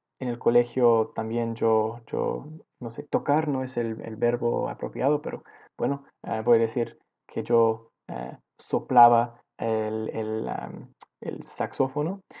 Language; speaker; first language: Spanish; non-native, learner; English